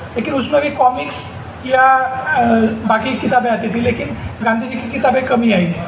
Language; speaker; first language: Hindi; non-native, local second language; Marathi